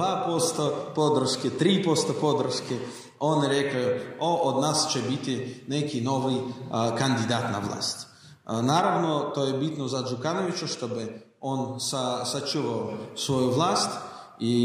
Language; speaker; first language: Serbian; non-native, learner; Russian